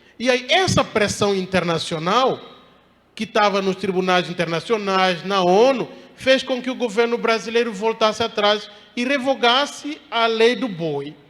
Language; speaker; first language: Portuguese; non-native, local second language; Upper Guinea Crioulo